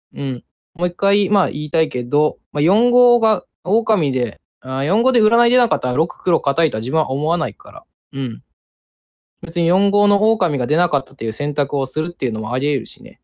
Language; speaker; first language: Japanese; native; Japanese